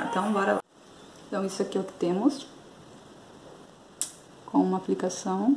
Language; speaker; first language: Portuguese; native; Portuguese